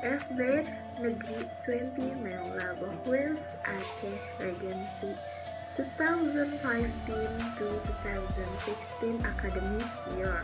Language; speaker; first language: English; non-native, learner; Indonesian